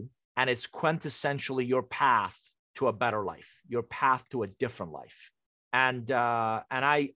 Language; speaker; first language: English; early bilingual, other home language; Persian